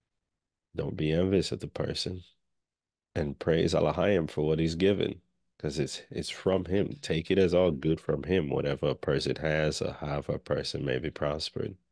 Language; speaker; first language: English; native; English